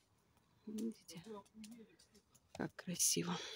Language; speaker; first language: Russian; non-native, learner; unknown